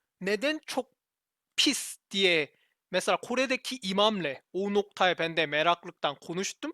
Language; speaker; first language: Turkish; non-native, learner; Korean